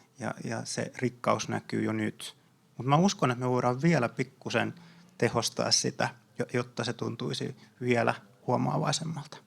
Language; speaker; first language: Finnish; native; Finnish